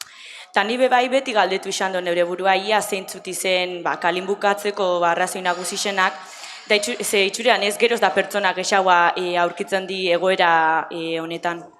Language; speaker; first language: Basque; native; Basque